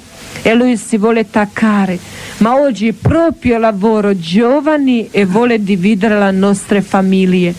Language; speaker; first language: Italian; non-native, learner; Croatian